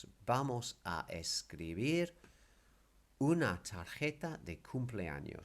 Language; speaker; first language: Spanish; non-native, fluent; English